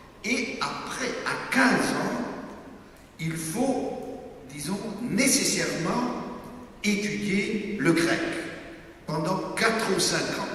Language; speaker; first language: French; non-native, fluent; German